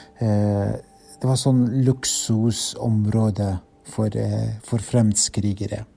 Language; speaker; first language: Norwegian; non-native, fluent; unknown